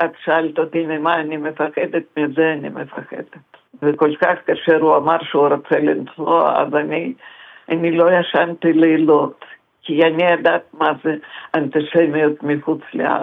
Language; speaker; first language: Hebrew; non-native, fluent; Russian